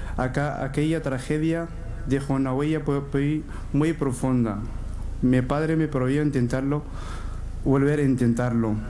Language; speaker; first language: Spanish; non-native, learner; Arabic